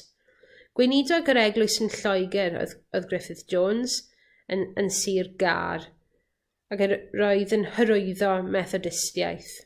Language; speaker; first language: Welsh; native; Welsh